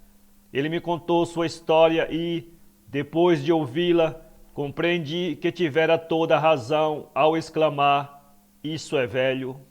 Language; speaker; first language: Portuguese; native; Portuguese